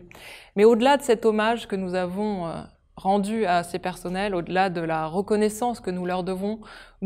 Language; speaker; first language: French; native; French